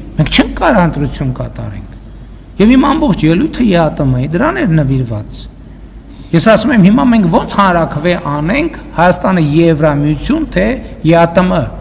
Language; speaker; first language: Armenian; native; Armenian